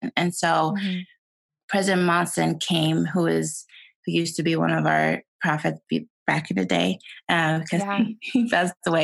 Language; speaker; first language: English; non-native, fluent; Swedish